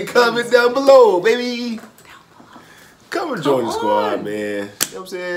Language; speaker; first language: English; native; English